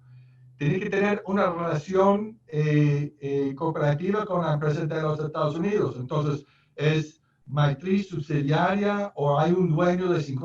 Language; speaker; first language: Spanish; non-native, fluent; English